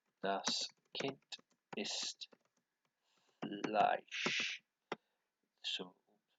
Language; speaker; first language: German; non-native, learner; English